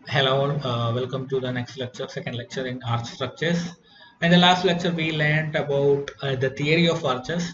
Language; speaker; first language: English; non-native, local second language; Malayalam